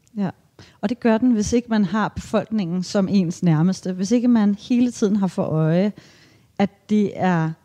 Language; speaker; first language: Danish; native; Danish